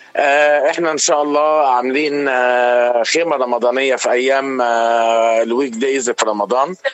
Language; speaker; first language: Arabic; native; Arabic